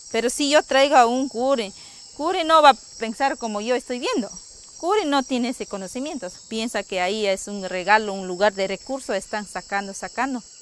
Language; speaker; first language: Spanish; non-native, local second language; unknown